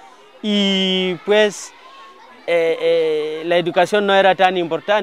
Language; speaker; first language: Spanish; non-native, fluent; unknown